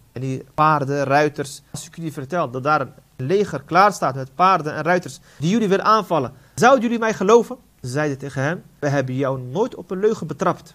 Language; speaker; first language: Dutch; non-native, fluent; Arabic